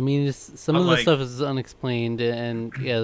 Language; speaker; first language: English; native; English